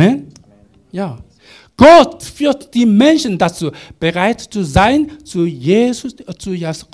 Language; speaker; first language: German; non-native, learner; Korean